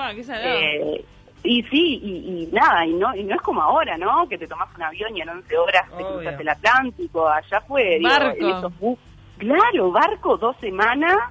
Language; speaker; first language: Spanish; native; Spanish